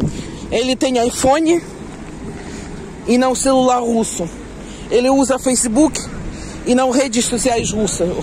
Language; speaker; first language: Portuguese; non-native, fluent; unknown